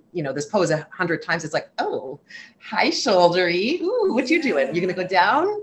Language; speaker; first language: English; native; English